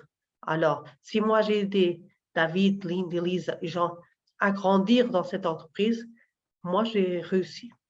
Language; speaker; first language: French; non-native, learner; Portuguese